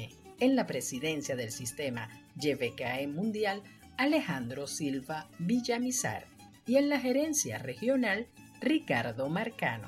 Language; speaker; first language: Spanish; native; Spanish